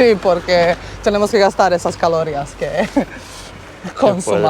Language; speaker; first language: Spanish; non-native, learner; Bosnian